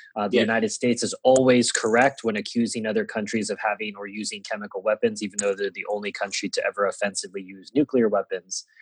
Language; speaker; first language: English; native; English